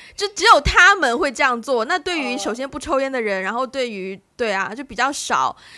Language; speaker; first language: Chinese; native; Chinese